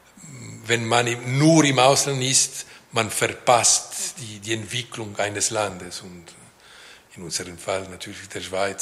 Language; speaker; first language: German; non-native, local second language; French